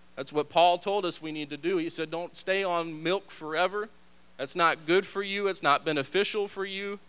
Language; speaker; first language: English; native; English